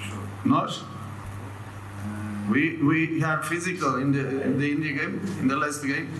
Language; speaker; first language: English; non-native, learner; Portuguese